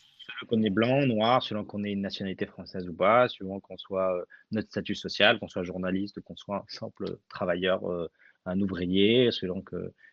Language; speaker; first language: French; early bilingual, other home language; Arabic